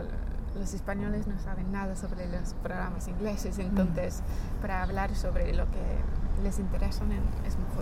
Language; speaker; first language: Spanish; non-native, fluent; English